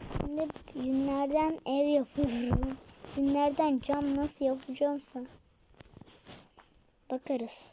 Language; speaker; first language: Turkish; native; Turkish